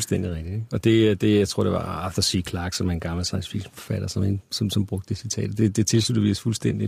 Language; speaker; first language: Danish; native; Danish